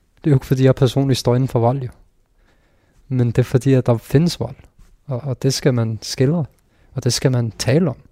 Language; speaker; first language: Danish; early bilingual, other home language; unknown